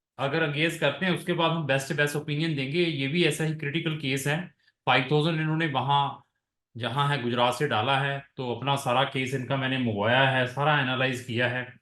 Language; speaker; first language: Hindi; non-native, local second language; Punjabi